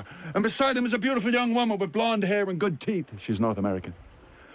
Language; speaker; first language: English; native; English